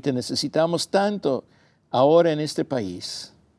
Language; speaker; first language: Spanish; early bilingual, heritage; Spanish